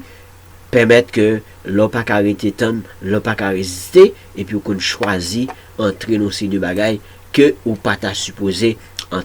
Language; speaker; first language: French; non-native, local second language; Haitian Creole